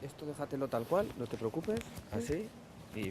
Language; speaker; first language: Spanish; native; Spanish